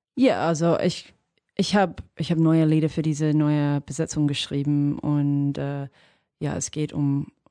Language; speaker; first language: German; non-native, fluent; English